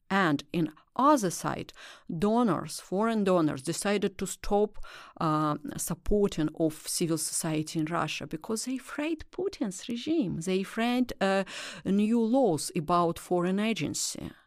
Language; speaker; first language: English; non-native, learner; Russian